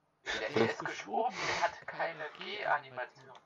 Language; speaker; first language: German; native; German